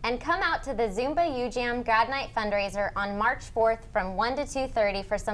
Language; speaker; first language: English; native; English